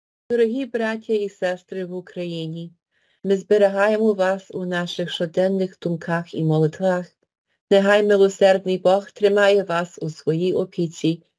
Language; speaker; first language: Ukrainian; early bilingual, heritage; Ukrainian